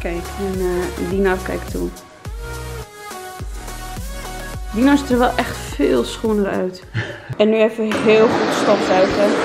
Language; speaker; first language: Dutch; native; Dutch